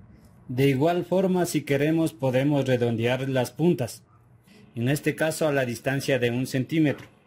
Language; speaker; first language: Spanish; native; Spanish